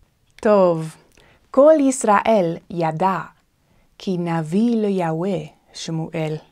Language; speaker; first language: Hebrew; non-native, fluent; English